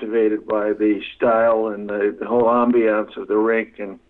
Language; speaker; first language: English; native; English